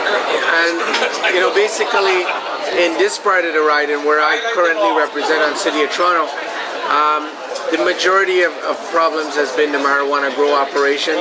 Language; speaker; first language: English; native; English